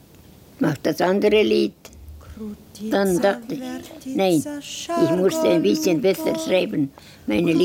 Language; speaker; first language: German; non-native, learner; Estonian